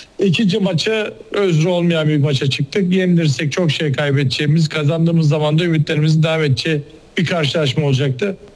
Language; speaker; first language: Turkish; native; Turkish